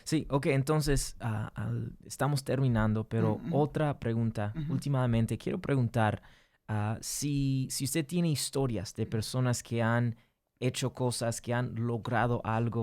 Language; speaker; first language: Spanish; early bilingual, heritage; English